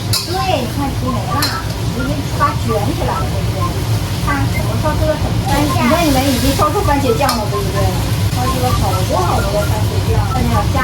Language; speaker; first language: Chinese; native; Chinese